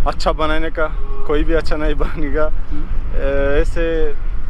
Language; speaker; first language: Hindi; non-native, learner; Pashto